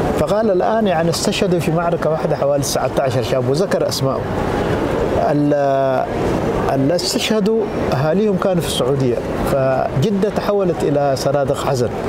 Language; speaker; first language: Arabic; non-native, local second language; Tigrinya